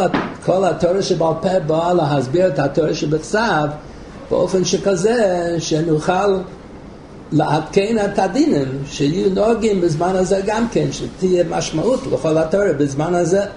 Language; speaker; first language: Hebrew; non-native, fluent; English